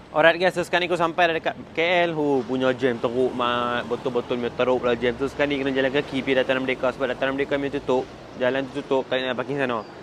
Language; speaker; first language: Malay; early bilingual, other home language; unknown